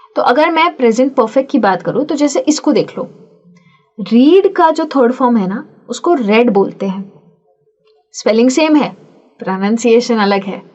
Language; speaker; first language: Hindi; native; Hindi